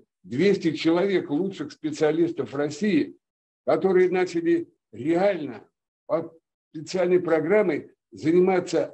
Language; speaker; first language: Russian; native; Russian